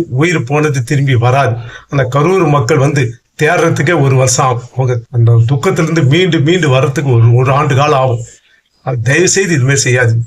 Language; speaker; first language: Tamil; native; Tamil